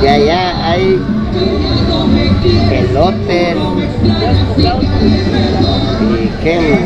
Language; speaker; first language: Spanish; native; Spanish